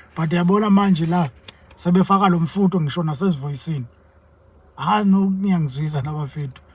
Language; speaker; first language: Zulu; native; Zulu